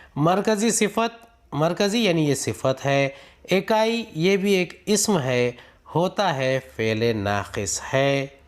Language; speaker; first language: Urdu; native; Urdu